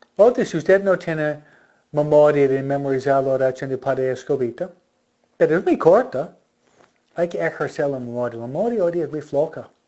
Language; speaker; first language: Spanish; non-native, fluent; English